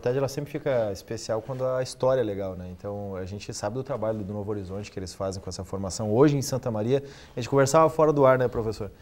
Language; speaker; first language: Portuguese; native; Portuguese